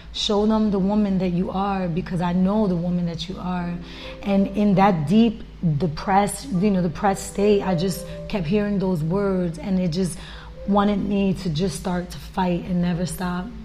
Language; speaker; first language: English; early bilingual, other home language; Spanish